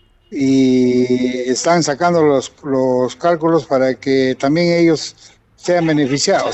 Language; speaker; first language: Spanish; native; Spanish